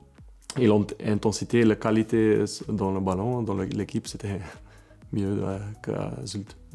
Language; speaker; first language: French; non-native, local second language; Dutch